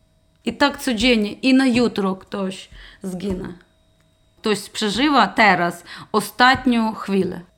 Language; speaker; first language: Polish; non-native, learner; Ukrainian